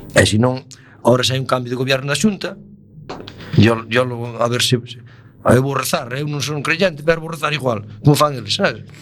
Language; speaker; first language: Galician; native; Galician